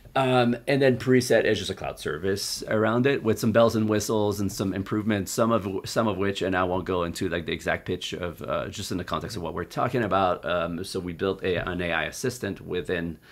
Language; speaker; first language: English; native; English